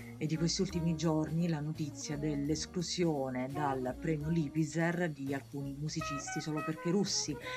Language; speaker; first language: Italian; native; Italian